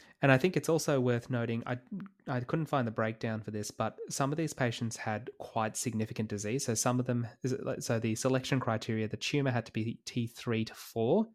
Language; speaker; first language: English; native; English